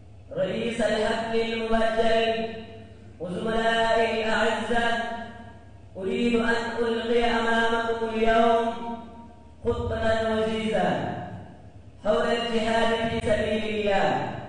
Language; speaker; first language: Arabic; non-native, fluent; Urdu